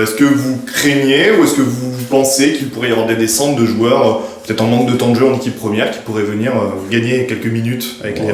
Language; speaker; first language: French; native; French